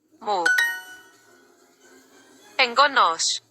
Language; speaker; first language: Greek; non-native, learner; Ukrainian